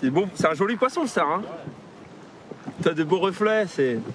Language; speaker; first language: French; native; French